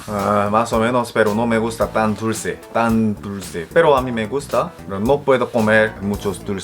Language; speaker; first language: Spanish; non-native, fluent; Korean